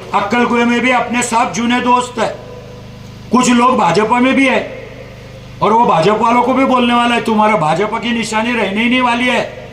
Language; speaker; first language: Hindi; non-native, local second language; Marathi